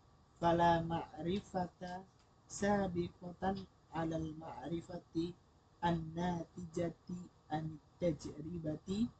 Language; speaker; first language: Arabic; non-native, learner; Indonesian